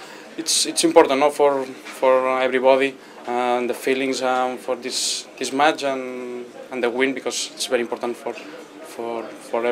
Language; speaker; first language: English; non-native, learner; Spanish